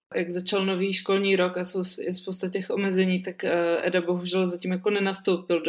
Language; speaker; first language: Czech; native; Czech